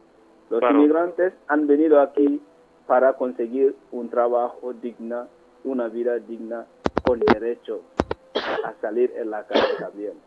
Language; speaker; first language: Spanish; non-native, fluent; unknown